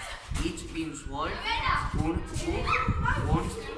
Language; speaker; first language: German; non-native, learner; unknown